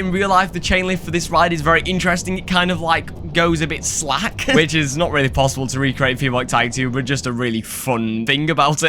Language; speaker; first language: English; native; English